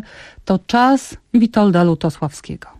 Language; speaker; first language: Polish; native; Polish